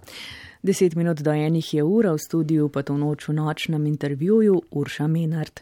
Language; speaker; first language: Slovenian; native; Slovenian